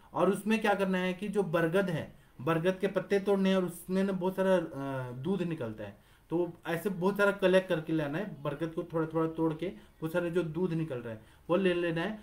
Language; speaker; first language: Hindi; non-native, local second language; Marathi